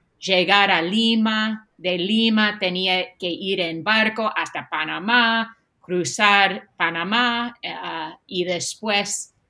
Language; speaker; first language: Spanish; non-native, fluent; English